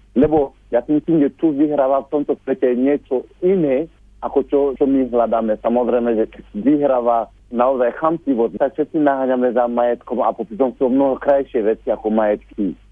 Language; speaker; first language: Slovak; non-native, fluent; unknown